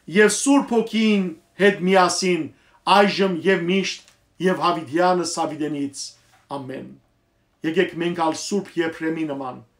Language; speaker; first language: Armenian; native; Armenian